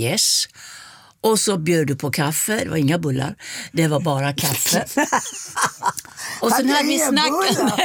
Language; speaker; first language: Swedish; native; Swedish